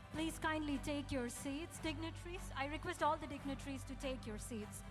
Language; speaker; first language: English; non-native, local second language; Malayalam